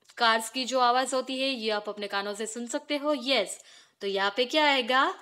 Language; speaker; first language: Hindi; non-native, local second language; Gujarati